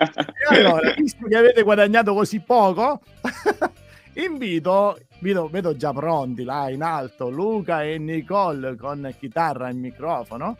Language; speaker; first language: Italian; native; Italian